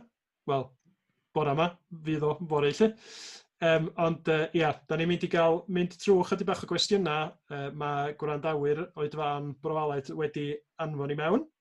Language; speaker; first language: Welsh; native; Welsh